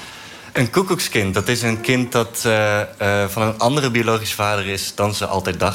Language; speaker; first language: Dutch; native; Dutch